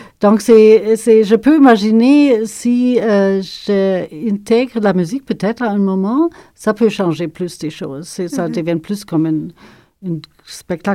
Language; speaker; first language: French; non-native, fluent; German